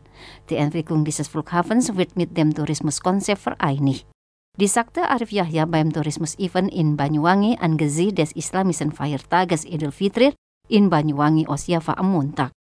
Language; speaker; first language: German; non-native, fluent; Indonesian